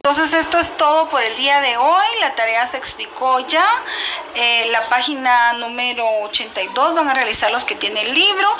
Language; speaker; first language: Spanish; non-native, local second language; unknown